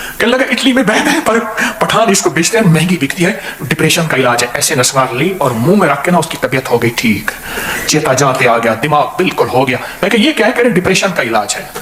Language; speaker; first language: Urdu; non-native, local second language; Punjabi